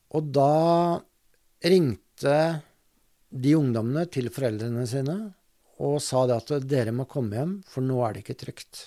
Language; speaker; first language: Norwegian; native; Norwegian